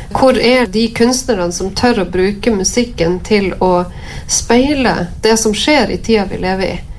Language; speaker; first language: Norwegian; native; Norwegian